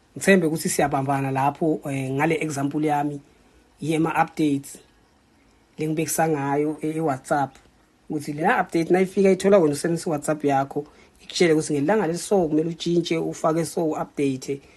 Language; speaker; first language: Zulu; non-native, local second language; Swati